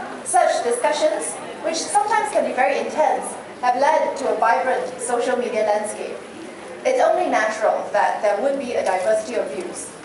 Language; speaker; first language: English; non-native, local second language; Chinese